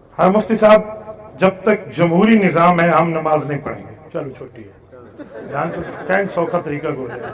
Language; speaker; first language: Urdu; non-native, local second language; Saraiki